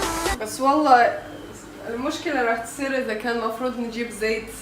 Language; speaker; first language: Arabic; non-native, learner; Russian